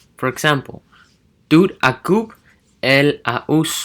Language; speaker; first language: French; non-native, learner; English